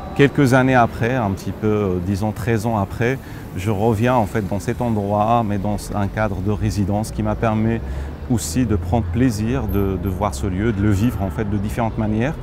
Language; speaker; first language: French; non-native, local second language; Arabic